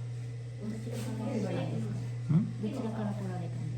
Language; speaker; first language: Japanese; native; Japanese